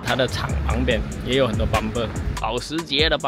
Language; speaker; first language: Chinese; native; Chinese